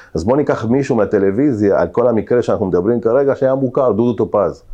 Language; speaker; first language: Hebrew; early bilingual, other home language; Spanish